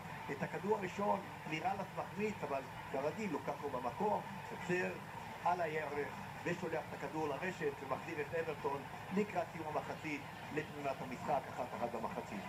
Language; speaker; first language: Hebrew; native; Hebrew